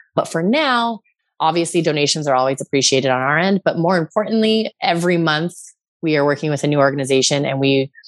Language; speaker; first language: English; native; English